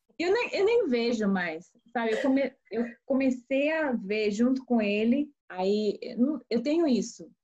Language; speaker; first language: Portuguese; early bilingual, other home language; Korean